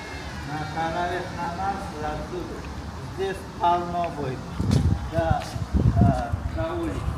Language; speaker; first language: Russian; non-native, learner; Uzbek